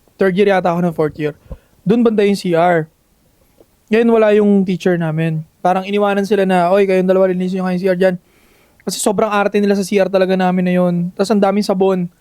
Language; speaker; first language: Filipino; native; Filipino